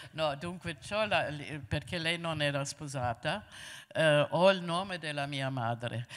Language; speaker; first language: Italian; non-native, fluent; German